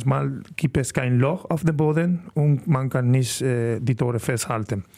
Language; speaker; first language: German; non-native, learner; Spanish